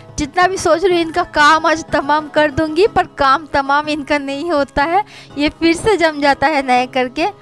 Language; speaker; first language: Hindi; non-native, local second language; Bangla